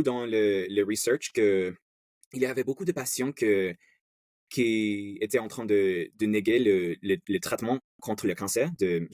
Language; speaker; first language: French; non-native, learner; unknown